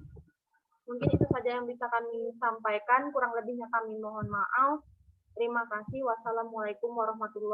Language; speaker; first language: Indonesian; native; Indonesian